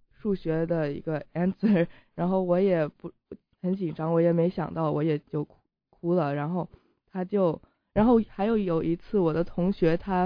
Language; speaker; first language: Chinese; early bilingual, heritage; Chinese